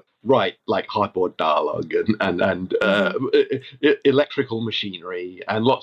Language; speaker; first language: English; native; English